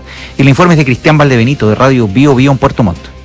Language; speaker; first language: Spanish; native; Spanish